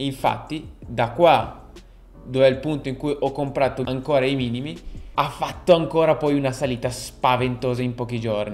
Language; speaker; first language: Italian; native; Italian